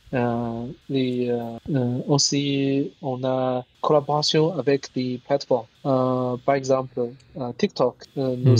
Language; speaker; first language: French; non-native, learner; Chinese